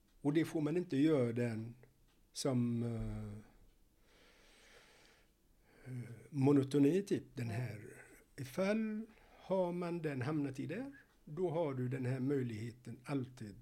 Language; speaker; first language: Swedish; non-native, fluent; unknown